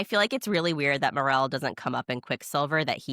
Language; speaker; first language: English; native; English